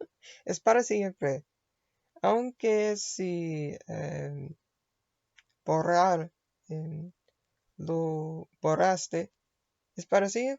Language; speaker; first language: Spanish; non-native, learner; English